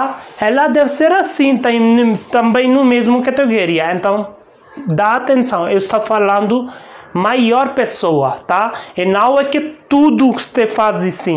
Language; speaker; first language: Portuguese; non-native, learner; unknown